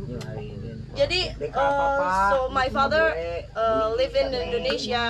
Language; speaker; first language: English; non-native, learner; Sundanese